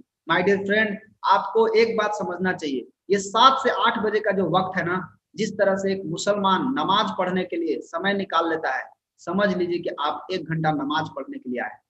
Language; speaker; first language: Hindi; native; Hindi